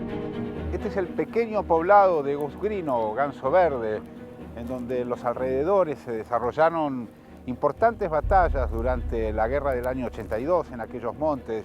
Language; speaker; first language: Spanish; native; Spanish